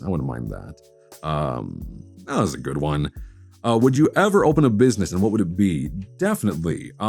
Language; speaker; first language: English; native; English